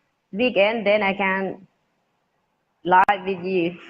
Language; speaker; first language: English; non-native, learner; Thai